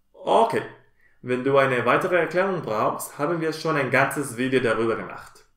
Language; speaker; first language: German; non-native, fluent; Spanish